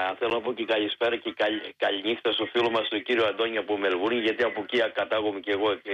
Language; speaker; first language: Greek; early bilingual, heritage; Greek